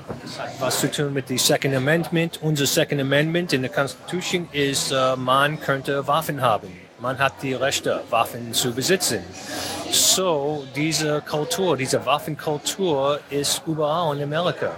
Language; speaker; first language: German; non-native, fluent; English